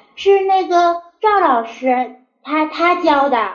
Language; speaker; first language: Chinese; native; Chinese